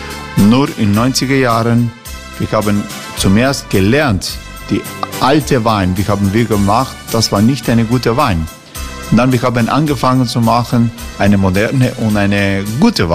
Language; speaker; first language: German; non-native, learner; Croatian